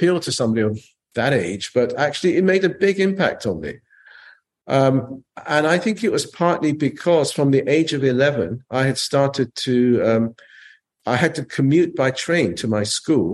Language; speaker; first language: English; native; English